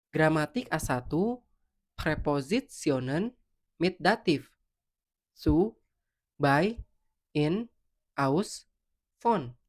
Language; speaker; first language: German; non-native, learner; Indonesian